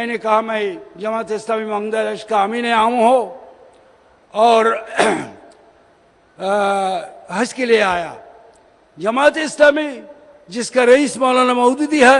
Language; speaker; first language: Urdu; non-native, fluent; Bangla